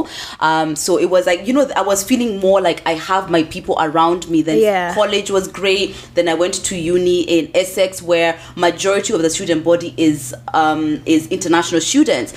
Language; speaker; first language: English; native; English